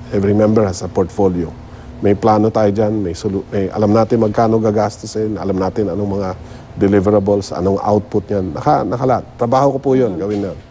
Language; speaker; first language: Filipino; non-native, local second language; Cebuano